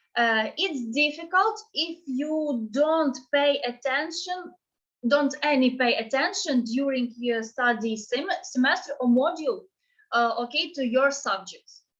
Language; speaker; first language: English; non-native, fluent; Ukrainian